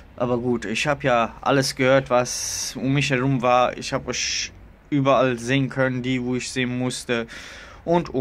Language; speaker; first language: German; early bilingual, other home language; Italian